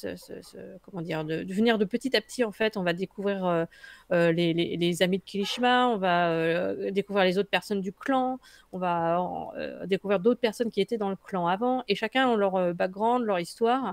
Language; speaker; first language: French; native; French